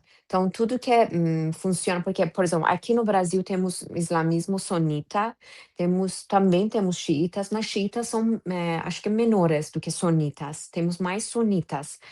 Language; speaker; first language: Portuguese; non-native, fluent; Persian